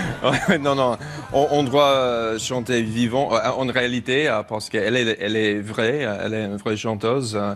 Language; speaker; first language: French; non-native, learner; English